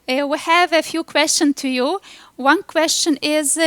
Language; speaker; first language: English; non-native, fluent; Lithuanian